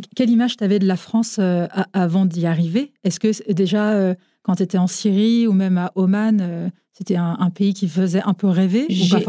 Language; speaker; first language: French; native; French